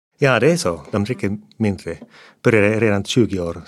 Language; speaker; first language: Swedish; non-native, fluent; Finnish